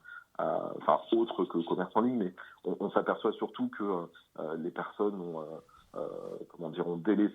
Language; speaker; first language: French; native; French